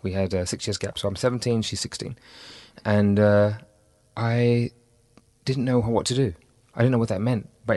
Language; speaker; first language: English; native; English